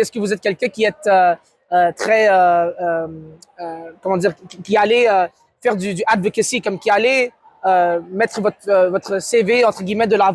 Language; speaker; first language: French; native; French